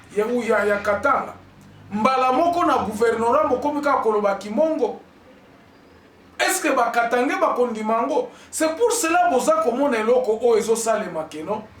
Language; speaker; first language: Lingala; non-native, local second language; Nande